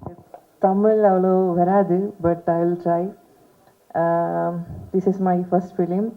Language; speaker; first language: Tamil; non-native, learner; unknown